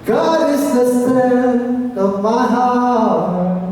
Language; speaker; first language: English; non-native, local second language; Filipino